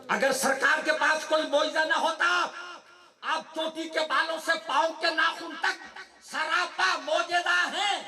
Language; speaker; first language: Urdu; non-native, local second language; Saraiki